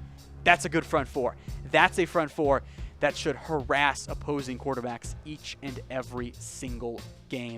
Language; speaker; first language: English; native; English